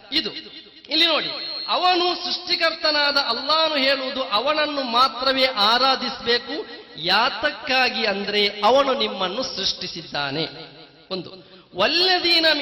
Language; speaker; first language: Kannada; non-native, local second language; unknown